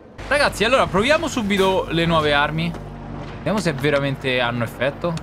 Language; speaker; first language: Italian; native; Italian